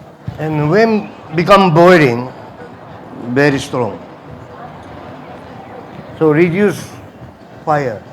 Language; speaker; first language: English; non-native, learner; Japanese